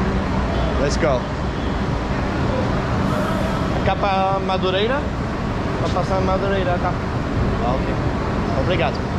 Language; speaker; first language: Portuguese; non-native, learner; Danish